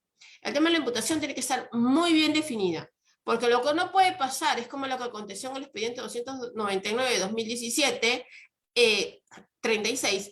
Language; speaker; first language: Spanish; native; Spanish